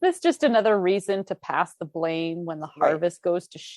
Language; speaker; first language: English; native; English